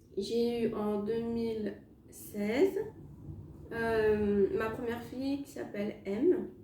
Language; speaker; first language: French; native; French